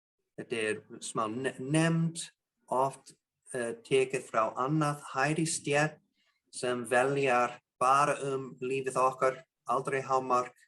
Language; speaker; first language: Icelandic; non-native, learner; English